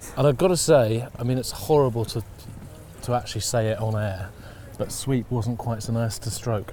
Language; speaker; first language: English; native; English